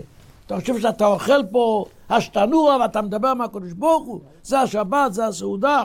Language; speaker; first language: Hebrew; non-native, local second language; Yiddish